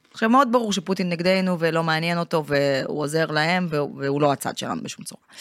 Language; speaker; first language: Hebrew; non-native, fluent; Russian